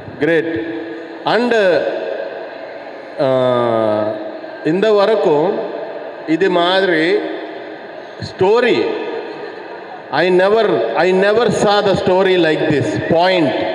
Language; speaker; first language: Tamil; non-native, learner; Telugu